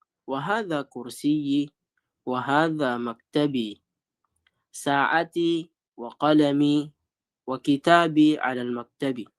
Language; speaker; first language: Arabic; non-native, fluent; Filipino